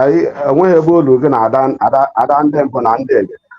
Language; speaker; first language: Igbo; native; Igbo